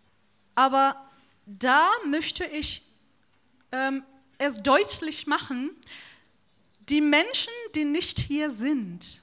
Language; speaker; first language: German; non-native, fluent; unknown